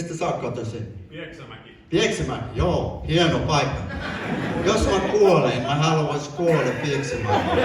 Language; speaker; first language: Finnish; non-native, fluent; English